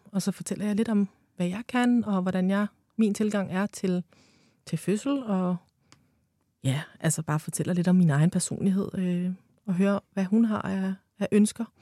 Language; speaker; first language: Danish; early bilingual, other home language; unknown